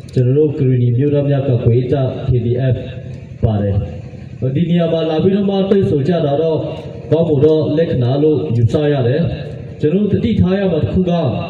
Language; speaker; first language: Burmese; non-native, local second language; Western Kayah